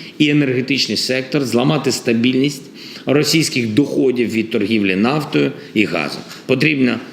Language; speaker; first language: Ukrainian; non-native, local second language; Russian